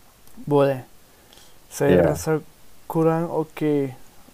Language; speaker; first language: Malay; non-native, learner; English